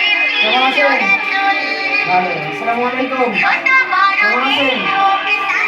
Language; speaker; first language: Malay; non-native, learner; Bangla